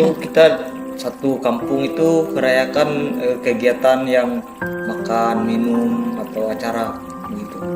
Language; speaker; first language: Indonesian; non-native, local second language; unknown